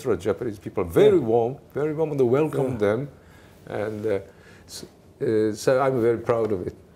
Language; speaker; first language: English; non-native, fluent; Japanese